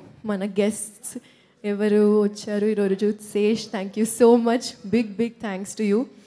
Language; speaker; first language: Telugu; non-native, local second language; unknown